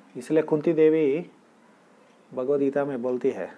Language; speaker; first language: Hindi; non-native, local second language; Kannada